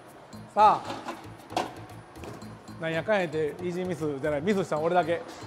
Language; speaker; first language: Japanese; native; Japanese